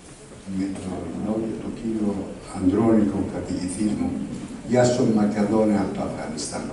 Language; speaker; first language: Greek; non-native, fluent; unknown